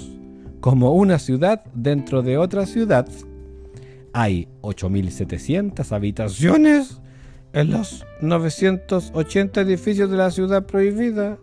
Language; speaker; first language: Spanish; native; Spanish